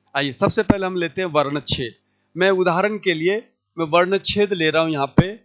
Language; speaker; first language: Hindi; native; Hindi